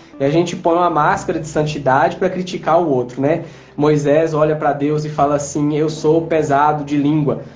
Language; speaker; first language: Portuguese; native; Portuguese